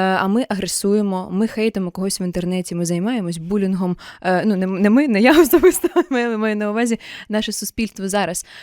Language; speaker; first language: Ukrainian; non-native, local second language; Russian